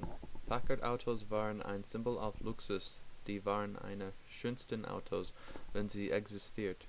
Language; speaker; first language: German; non-native, learner; English